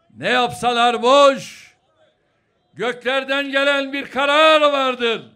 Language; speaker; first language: Turkish; native; Turkish